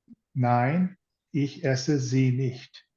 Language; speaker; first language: German; non-native, learner; English